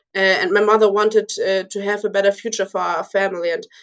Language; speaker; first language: English; early bilingual, other home language; Russian